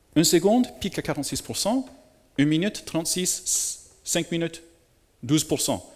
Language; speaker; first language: French; native; French